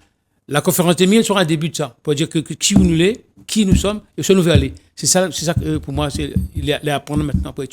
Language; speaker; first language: French; non-native, local second language; Réunion Creole French